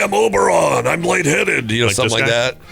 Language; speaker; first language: English; native; English